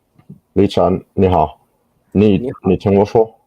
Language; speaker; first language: Chinese; non-native, learner; English